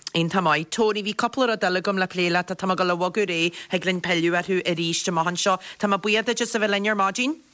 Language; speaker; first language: Irish; native; Irish